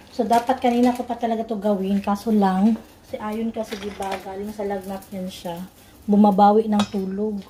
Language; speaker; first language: Filipino; non-native, local second language; Cebuano